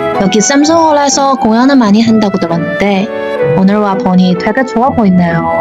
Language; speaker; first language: Korean; non-native, fluent; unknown